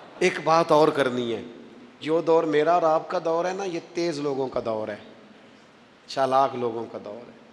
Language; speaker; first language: Urdu; non-native, local second language; Punjabi